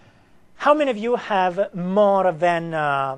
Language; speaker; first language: English; non-native, fluent; Italian